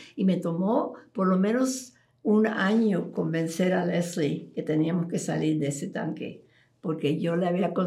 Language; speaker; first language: Spanish; early bilingual, heritage; Spanish